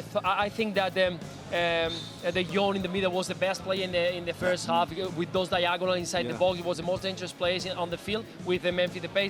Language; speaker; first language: English; non-native, fluent; Spanish